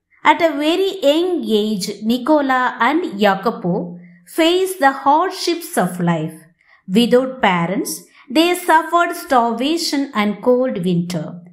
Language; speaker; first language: English; non-native, local second language; Tamil